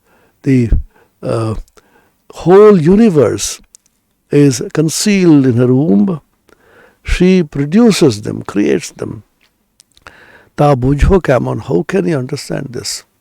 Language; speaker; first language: English; non-native, local second language; Bangla